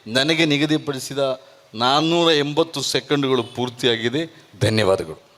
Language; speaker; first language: Kannada; non-native, local second language; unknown